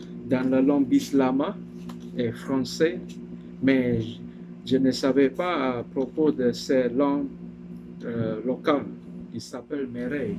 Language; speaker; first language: French; non-native, learner; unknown